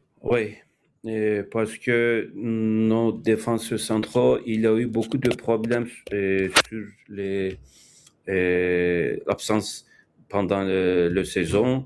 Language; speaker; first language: French; non-native, fluent; Turkish